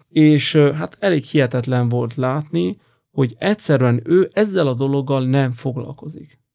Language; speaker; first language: Hungarian; non-native, fluent; Italian